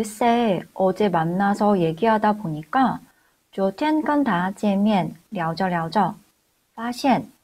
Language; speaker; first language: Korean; non-native, fluent; Chinese